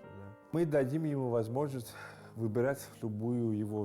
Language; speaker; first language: Russian; non-native, learner; Hindi